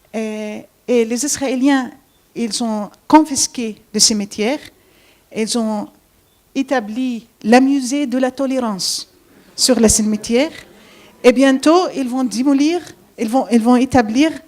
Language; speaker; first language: French; non-native, fluent; Arabic